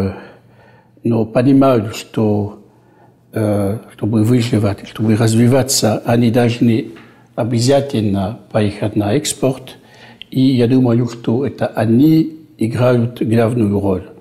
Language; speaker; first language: Russian; non-native, fluent; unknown